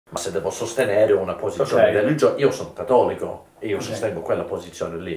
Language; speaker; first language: Italian; early bilingual, heritage; English